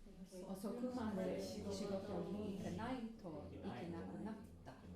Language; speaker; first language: Japanese; non-native, learner; English